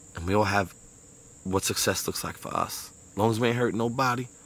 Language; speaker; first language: English; native; English